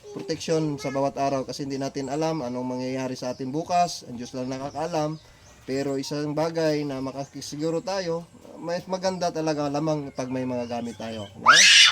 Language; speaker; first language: Filipino; non-native, local second language; Cebuano